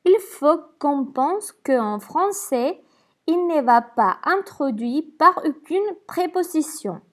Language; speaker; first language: French; non-native, fluent; Spanish